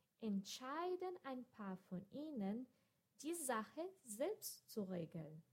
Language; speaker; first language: German; non-native, fluent; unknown